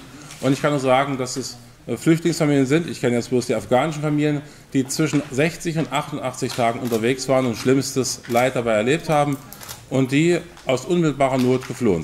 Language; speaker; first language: German; native; German